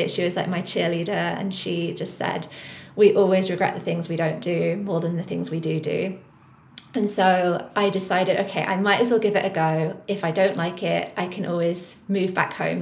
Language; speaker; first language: English; native; English